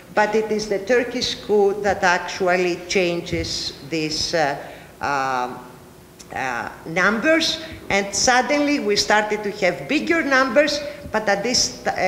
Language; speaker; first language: English; non-native, fluent; Greek